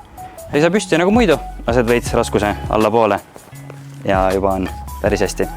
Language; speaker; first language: Estonian; native; Estonian